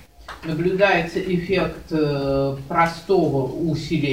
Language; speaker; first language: Russian; native; Russian